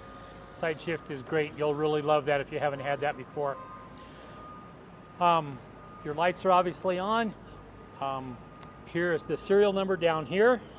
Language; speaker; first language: English; native; English